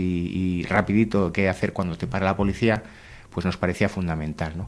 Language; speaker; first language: Spanish; native; Spanish